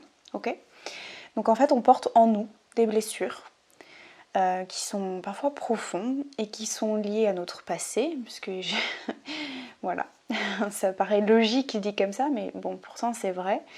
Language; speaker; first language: French; native; French